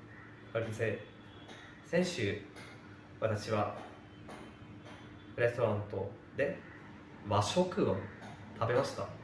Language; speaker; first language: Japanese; non-native, fluent; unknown